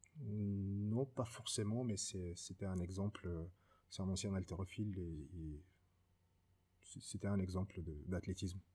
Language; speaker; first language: French; non-native, fluent; Lithuanian